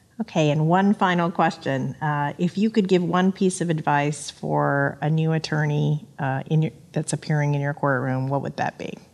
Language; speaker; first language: English; native; English